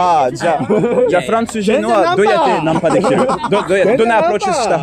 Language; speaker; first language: Japanese; non-native, learner; French